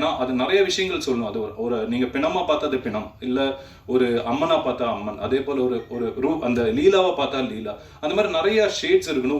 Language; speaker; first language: Tamil; native; Tamil